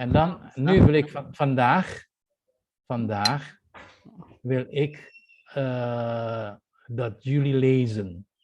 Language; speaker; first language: Dutch; non-native, fluent; Indonesian